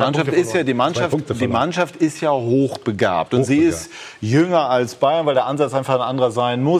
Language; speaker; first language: German; native; German